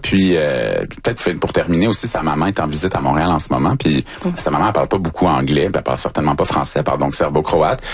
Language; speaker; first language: French; native; French